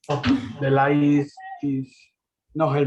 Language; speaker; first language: English; non-native, learner; Spanish